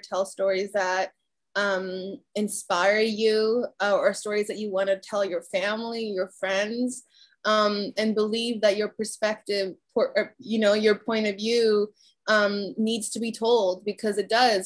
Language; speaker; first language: English; early bilingual, other home language; Spanish